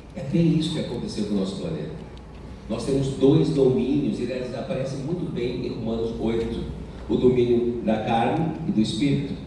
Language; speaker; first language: Portuguese; non-native, fluent; English